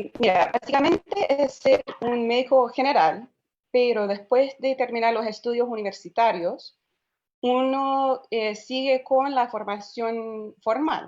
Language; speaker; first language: Spanish; non-native, fluent; English